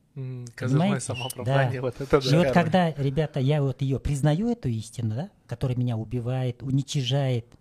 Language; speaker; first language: Russian; non-native, local second language; Kyrgyz